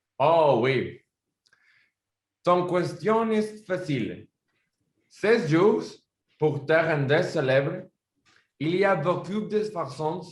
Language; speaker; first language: French; non-native, learner; Spanish